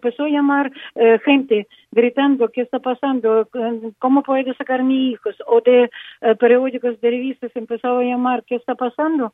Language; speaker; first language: Spanish; non-native, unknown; Ukrainian